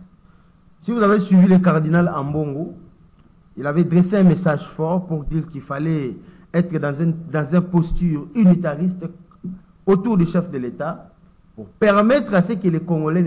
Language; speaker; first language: French; non-native, local second language; Lingala